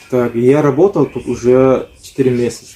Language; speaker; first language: Russian; non-native, learner; Uzbek